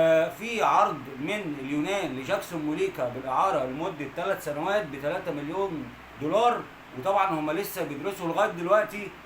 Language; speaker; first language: Arabic; native; Arabic